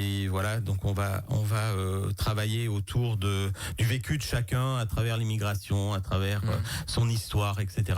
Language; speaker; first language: French; native; French